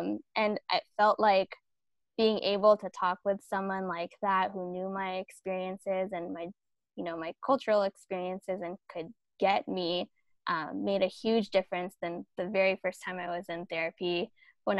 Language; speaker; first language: English; early bilingual, other home language; Filipino